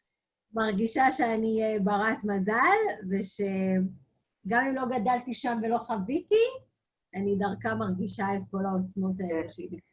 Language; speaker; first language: Hebrew; early bilingual, other home language; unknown